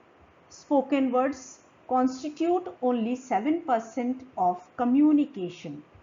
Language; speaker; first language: English; non-native, local second language; Hindi